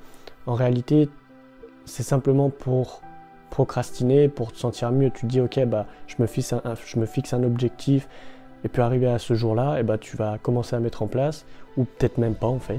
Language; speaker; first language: French; native; French